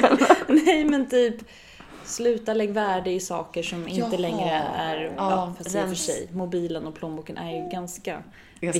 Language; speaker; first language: Swedish; native; Swedish